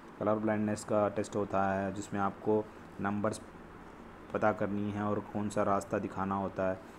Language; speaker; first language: Hindi; non-native, local second language; Telugu